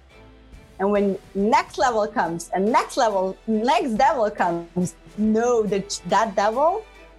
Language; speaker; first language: English; non-native, fluent; Bosnian